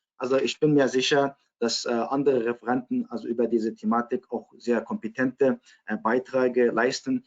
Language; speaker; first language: German; non-native, fluent; Uyghur